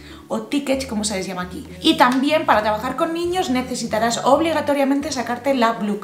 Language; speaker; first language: Spanish; native; Spanish